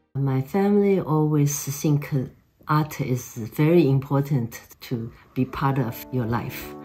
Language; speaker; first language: English; non-native, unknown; Chinese